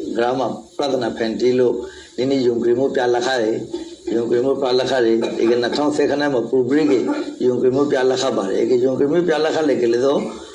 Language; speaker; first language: Burmese; non-native, local second language; Rohingya